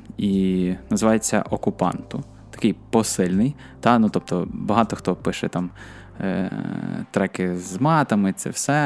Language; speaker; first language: Ukrainian; native; Ukrainian